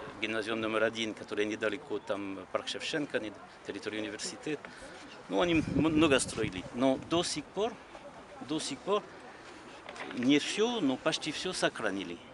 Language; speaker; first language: Russian; non-native, learner; French